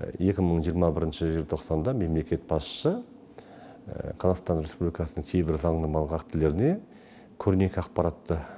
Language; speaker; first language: Kazakh; native; Kazakh